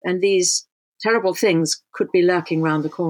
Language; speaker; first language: English; native; English